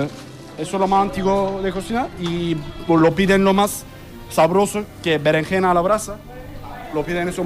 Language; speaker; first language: Spanish; non-native, learner; Turkish